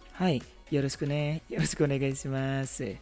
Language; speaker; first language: Japanese; non-native, learner; Indonesian